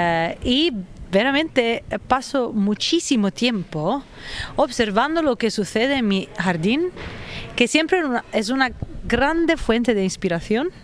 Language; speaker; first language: Spanish; non-native, fluent; Italian